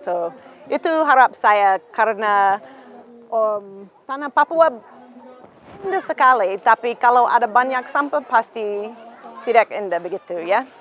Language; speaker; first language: Indonesian; non-native, learner; English